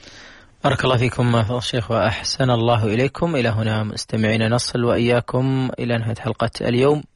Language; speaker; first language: Arabic; native; Arabic